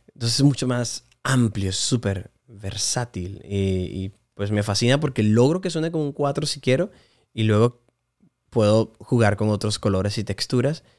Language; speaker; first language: Spanish; native; Spanish